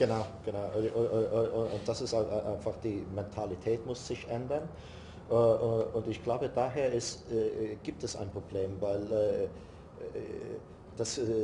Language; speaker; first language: German; non-native, learner; English